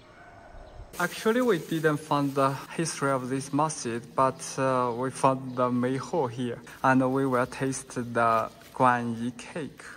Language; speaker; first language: English; non-native, fluent; Chinese